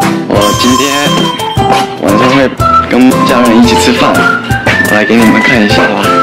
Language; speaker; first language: Chinese; early bilingual, heritage; Chinese